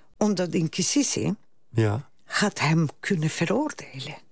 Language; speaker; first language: Dutch; non-native, fluent; Spanish